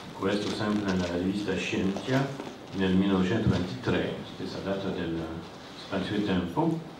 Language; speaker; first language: Italian; non-native, fluent; French